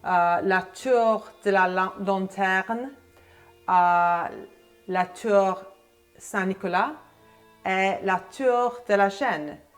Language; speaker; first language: French; non-native, fluent; English